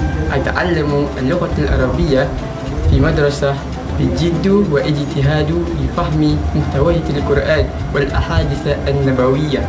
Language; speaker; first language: Arabic; non-native, learner; Malay